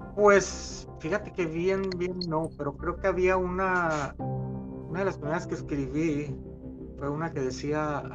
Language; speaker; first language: Spanish; native; Spanish